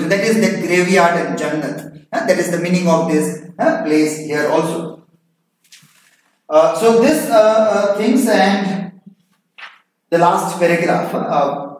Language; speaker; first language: English; non-native, local second language; Gujarati